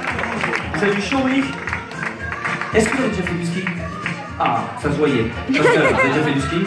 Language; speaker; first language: French; native; French